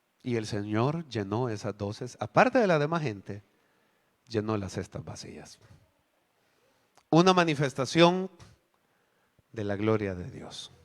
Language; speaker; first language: Spanish; native; Spanish